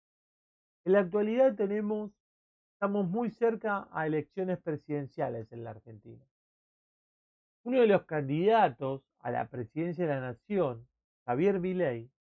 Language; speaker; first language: Spanish; native; Spanish